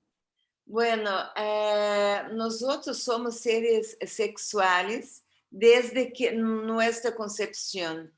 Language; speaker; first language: Spanish; non-native, fluent; Portuguese